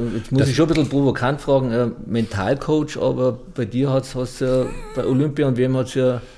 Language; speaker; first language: German; native; German